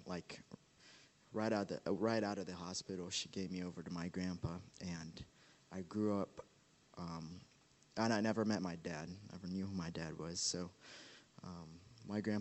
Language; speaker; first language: English; non-native, local second language; Ganda